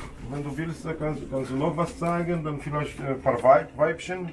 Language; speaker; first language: German; non-native, fluent; Polish